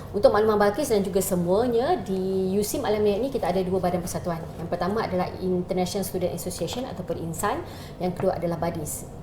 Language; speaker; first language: Malay; native; Malay